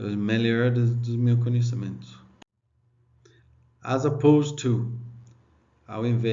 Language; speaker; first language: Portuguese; non-native, learner; English